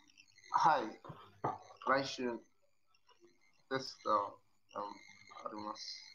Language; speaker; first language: Japanese; non-native, learner; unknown